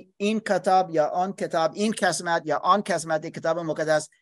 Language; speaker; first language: Persian; non-native, learner; English